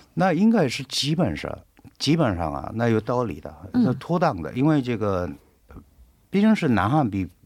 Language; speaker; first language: Chinese; non-native, fluent; Korean